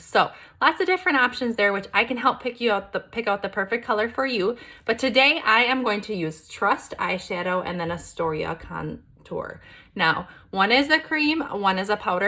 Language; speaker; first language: English; native; English